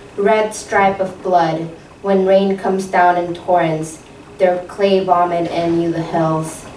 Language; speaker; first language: English; non-native, fluent; Spanish